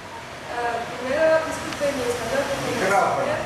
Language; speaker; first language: Spanish; non-native, learner; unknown